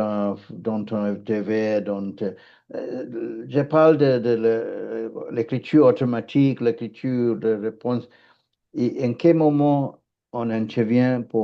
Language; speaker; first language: French; non-native, fluent; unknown